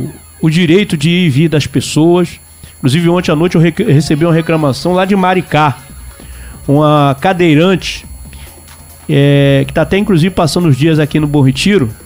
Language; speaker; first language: Portuguese; native; Portuguese